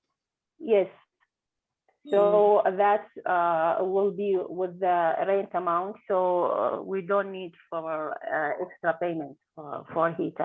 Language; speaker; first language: English; non-native, learner; Arabic